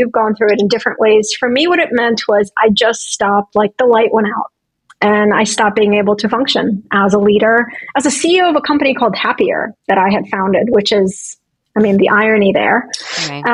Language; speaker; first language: English; non-native, fluent; Russian